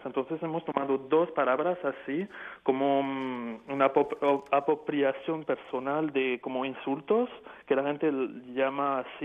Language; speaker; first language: Spanish; non-native, fluent; French